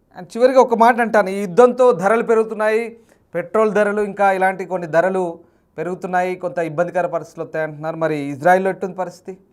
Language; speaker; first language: Telugu; native; Telugu